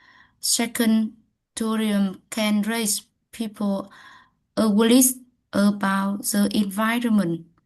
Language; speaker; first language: English; non-native, learner; Vietnamese